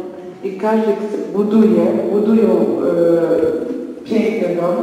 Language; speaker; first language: Polish; non-native, learner; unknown